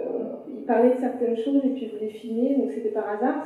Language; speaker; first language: French; native; French